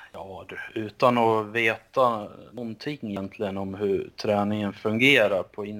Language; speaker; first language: Swedish; native; Swedish